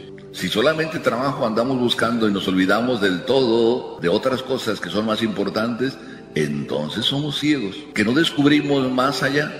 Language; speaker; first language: Spanish; native; Spanish